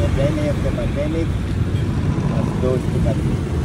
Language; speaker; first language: English; non-native, learner; German